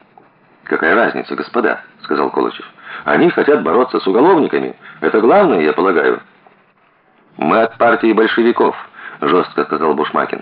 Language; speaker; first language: Russian; native; Russian